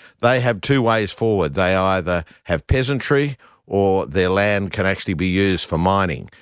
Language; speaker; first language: English; native; English